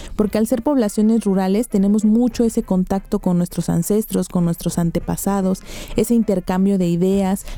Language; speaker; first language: Spanish; native; Spanish